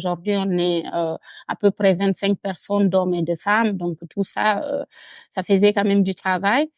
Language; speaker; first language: French; non-native, local second language; Fula